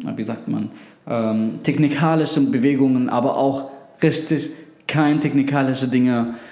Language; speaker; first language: German; non-native, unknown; Arabic